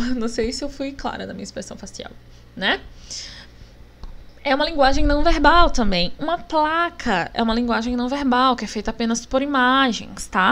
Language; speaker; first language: Portuguese; native; Portuguese